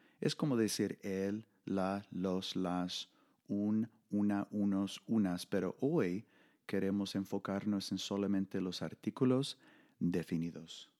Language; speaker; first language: Spanish; non-native, fluent; English